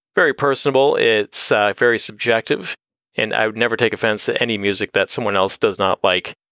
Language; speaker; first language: English; native; English